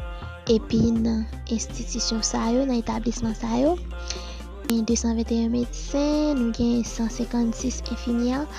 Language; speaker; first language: French; non-native, learner; Haitian Creole